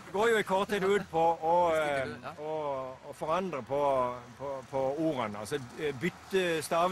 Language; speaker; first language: Norwegian; native; Norwegian